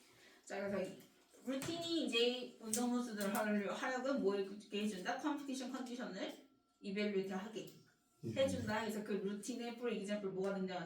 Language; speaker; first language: Korean; native; Korean